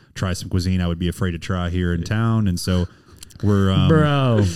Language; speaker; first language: English; native; English